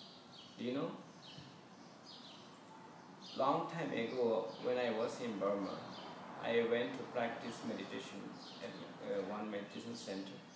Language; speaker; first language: English; non-native, fluent; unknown